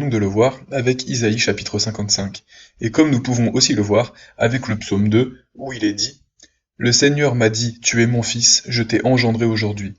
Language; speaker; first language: French; native; French